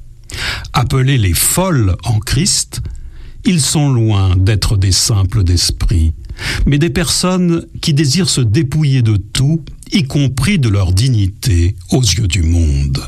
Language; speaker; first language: French; native; French